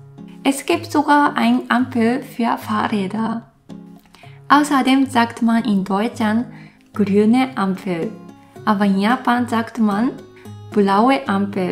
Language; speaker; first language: German; non-native, fluent; Japanese